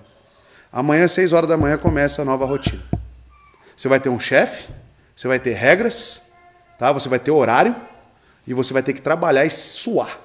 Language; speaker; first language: Portuguese; native; Portuguese